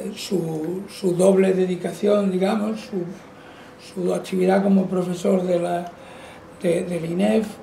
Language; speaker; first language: Spanish; non-native, local second language; Catalan